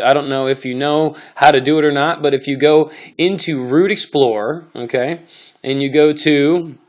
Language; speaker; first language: English; native; English